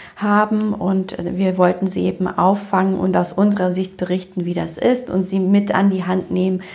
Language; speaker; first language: German; early bilingual, other home language; Romanian